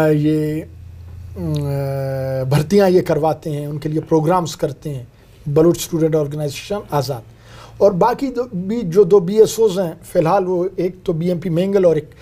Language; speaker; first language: Urdu; non-native, local second language; Brahui